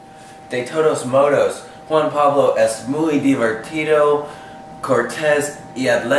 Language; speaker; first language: Spanish; non-native, learner; English